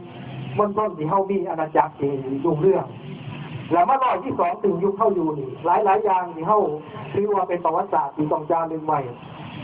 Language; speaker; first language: Thai; non-native, local second language; Lao